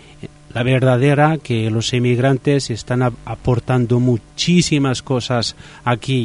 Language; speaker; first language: Spanish; non-native, fluent; Riffian